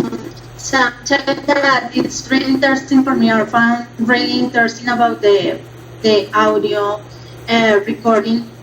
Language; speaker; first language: English; non-native, learner; Spanish